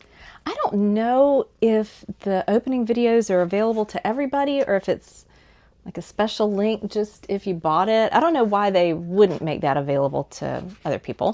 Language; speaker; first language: English; native; English